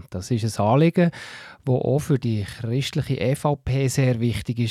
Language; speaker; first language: German; native; German